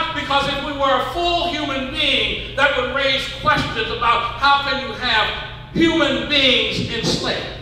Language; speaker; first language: English; native; English